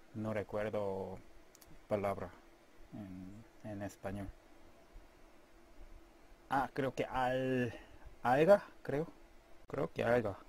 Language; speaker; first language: Spanish; non-native, learner; Korean